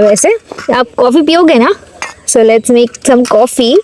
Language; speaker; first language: Hindi; native; Hindi